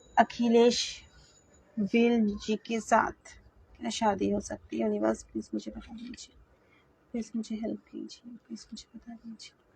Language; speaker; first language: Hindi; non-native, local second language; Bangla